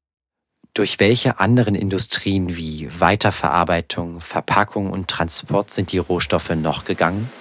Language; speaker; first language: German; native; German